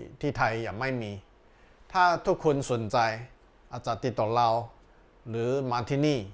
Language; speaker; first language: Thai; non-native, learner; Chinese